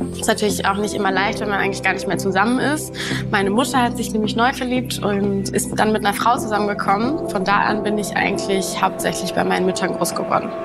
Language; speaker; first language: German; native; German